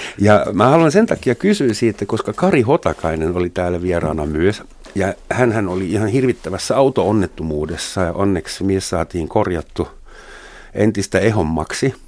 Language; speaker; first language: Finnish; non-native, fluent; German